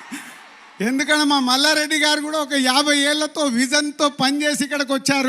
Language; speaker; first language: Telugu; native; Telugu